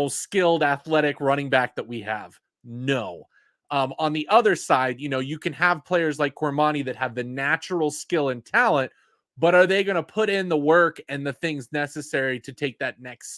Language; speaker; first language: English; native; English